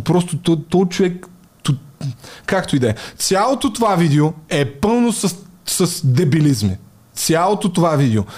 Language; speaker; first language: Bulgarian; native; Bulgarian